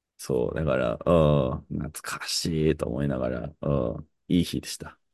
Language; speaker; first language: Japanese; non-native, fluent; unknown